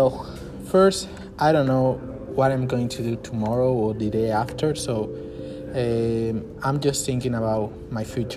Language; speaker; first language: English; non-native, learner; Spanish